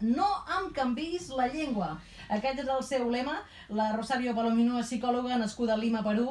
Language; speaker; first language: Catalan; native; Catalan